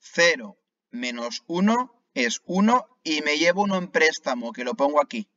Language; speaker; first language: Spanish; native; Spanish